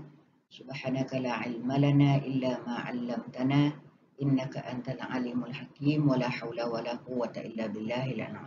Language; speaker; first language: Malay; native; Malay